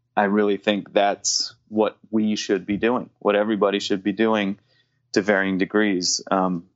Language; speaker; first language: English; native; English